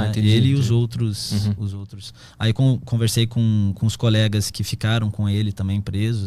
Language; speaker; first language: Portuguese; native; Portuguese